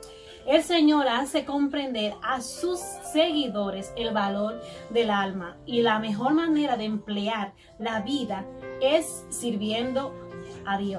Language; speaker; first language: Spanish; native; Spanish